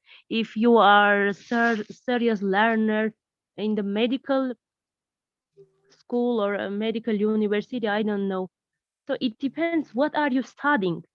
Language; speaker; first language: English; non-native, learner; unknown